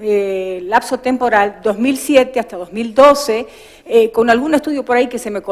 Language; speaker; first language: Spanish; native; Spanish